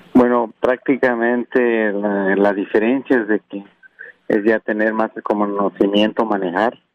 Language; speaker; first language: Spanish; non-native, local second language; Kʼicheʼ